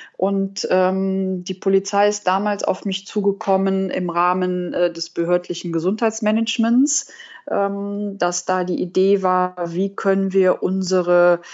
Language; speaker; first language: German; native; German